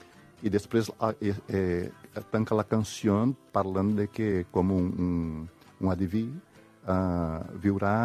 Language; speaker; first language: Catalan; non-native, fluent; Portuguese